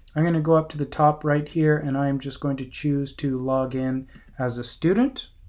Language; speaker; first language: English; native; English